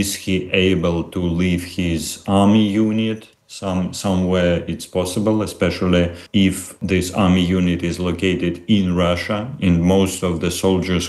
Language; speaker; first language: English; non-native, fluent; Russian